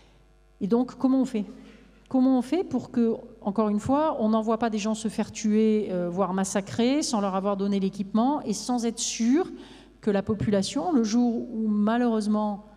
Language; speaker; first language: French; native; French